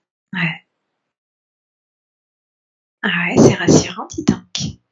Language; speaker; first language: French; native; French